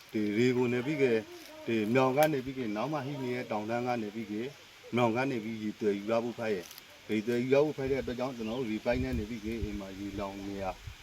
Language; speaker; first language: Burmese; native; Burmese